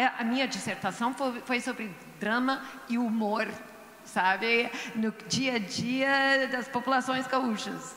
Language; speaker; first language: Portuguese; non-native, fluent; English